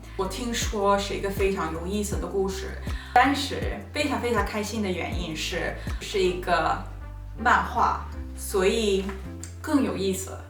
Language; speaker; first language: Chinese; non-native, learner; Spanish